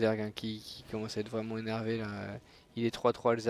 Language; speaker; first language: French; native; French